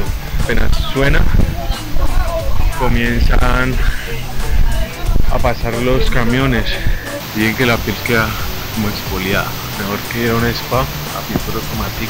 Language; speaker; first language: Spanish; native; Spanish